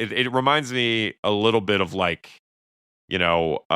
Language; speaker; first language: English; native; English